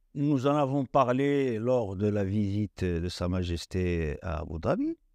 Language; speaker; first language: French; non-native, local second language; Arabic